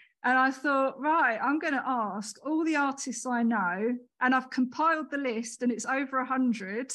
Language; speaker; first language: English; native; English